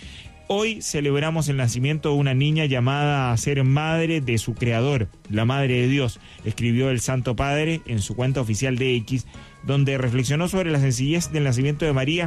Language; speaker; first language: Spanish; native; Spanish